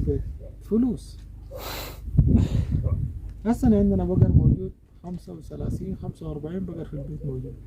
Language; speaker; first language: Arabic; native; Arabic